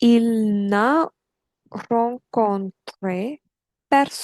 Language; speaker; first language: French; non-native, fluent; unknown